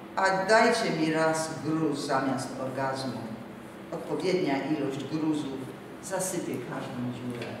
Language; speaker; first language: Polish; early bilingual, heritage; Polish